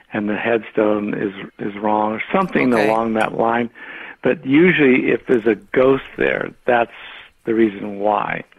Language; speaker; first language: English; native; English